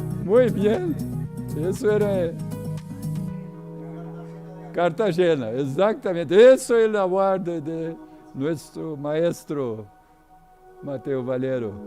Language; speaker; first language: Spanish; non-native, learner; Portuguese